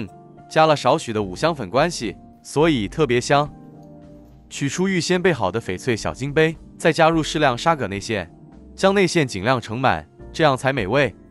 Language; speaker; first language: Chinese; native; Chinese